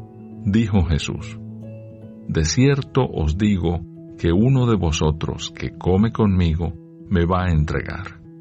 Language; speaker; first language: Spanish; native; Spanish